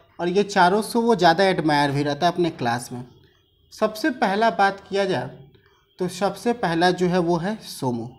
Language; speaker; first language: Hindi; native; Hindi